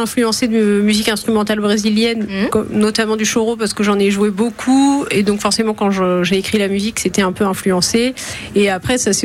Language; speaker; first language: French; native; French